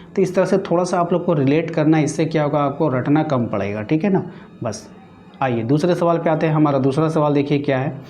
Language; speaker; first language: Hindi; native; Hindi